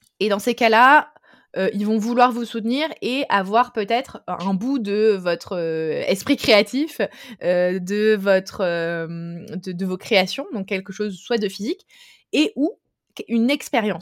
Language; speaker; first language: French; native; French